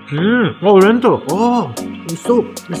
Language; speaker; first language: English; non-native, fluent; Korean